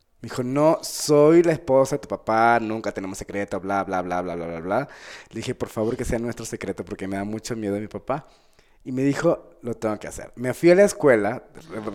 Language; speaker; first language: Spanish; native; Spanish